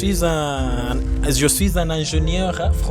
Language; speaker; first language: French; non-native, learner; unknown